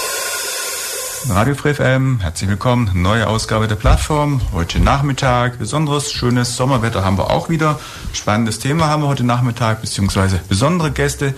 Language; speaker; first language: German; native; German